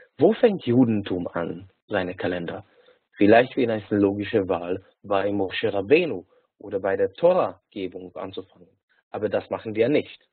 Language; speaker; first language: German; non-native, fluent; Hungarian